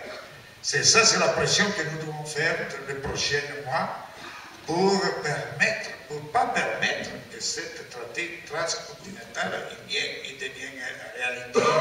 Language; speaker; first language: French; non-native, learner; Italian